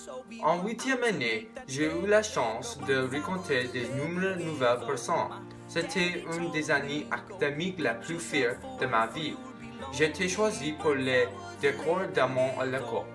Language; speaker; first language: French; non-native, local second language; English